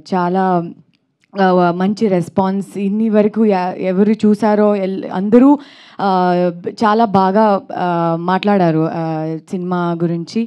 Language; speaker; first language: Telugu; non-native, learner; Kannada